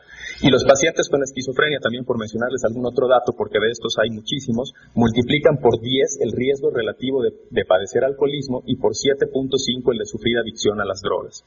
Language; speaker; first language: Spanish; native; Spanish